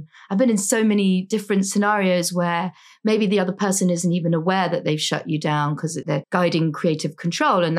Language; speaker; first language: English; native; English